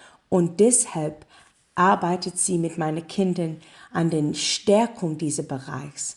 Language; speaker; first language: German; non-native, learner; English